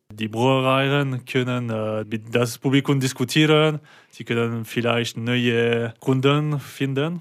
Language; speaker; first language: German; non-native, local second language; French